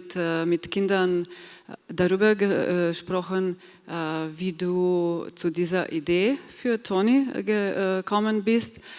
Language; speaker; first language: German; non-native, fluent; Slovenian